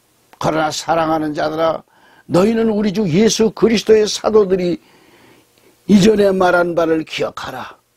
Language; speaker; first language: Korean; native; Korean